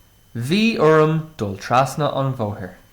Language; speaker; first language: Irish; non-native, local second language; English